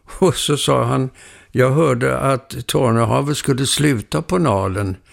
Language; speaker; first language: Swedish; native; Swedish